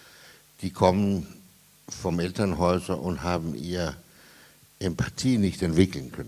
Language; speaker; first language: German; non-native, fluent; Danish